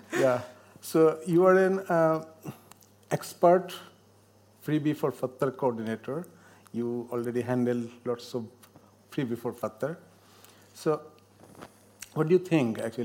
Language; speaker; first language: English; non-native, learner; Bangla